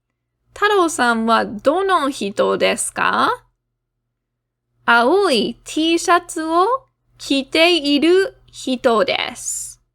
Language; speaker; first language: Japanese; non-native, fluent; English